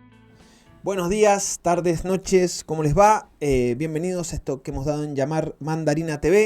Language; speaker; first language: Spanish; native; Spanish